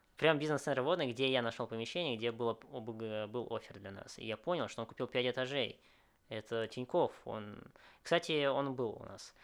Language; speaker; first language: Russian; early bilingual, other home language; Vietnamese